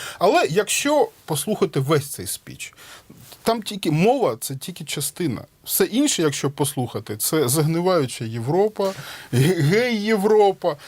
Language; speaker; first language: Ukrainian; non-native, local second language; Russian